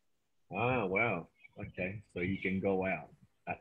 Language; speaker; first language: English; non-native, fluent; Spanish